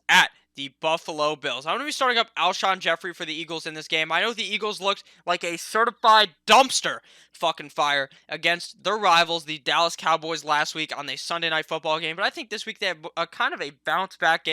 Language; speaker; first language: English; native; English